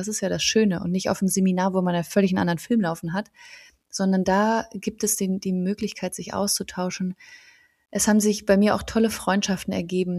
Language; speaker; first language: German; native; German